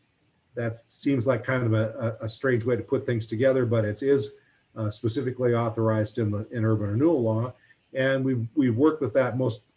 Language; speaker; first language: English; native; English